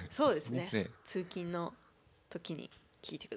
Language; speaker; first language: Japanese; native; Japanese